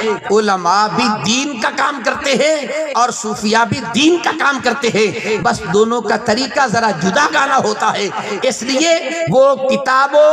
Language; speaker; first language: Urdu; non-native, local second language; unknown